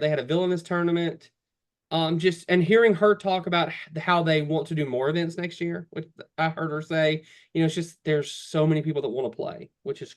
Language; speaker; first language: English; native; English